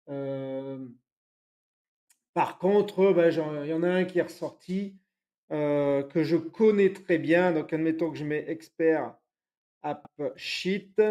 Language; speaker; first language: French; native; French